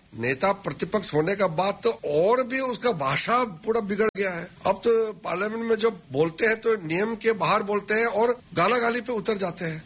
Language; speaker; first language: Hindi; non-native, local second language; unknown